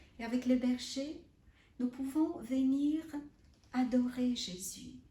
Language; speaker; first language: French; non-native, fluent; Polish